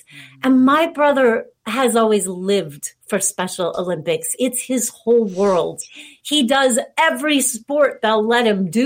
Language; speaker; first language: English; native; English